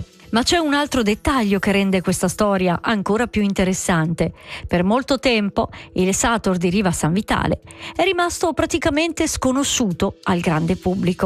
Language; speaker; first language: Italian; native; Italian